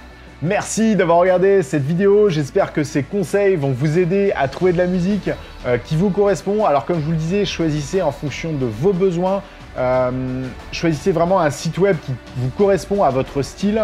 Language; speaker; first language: French; native; French